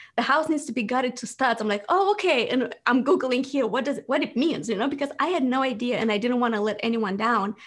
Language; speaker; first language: English; non-native, fluent; Romanian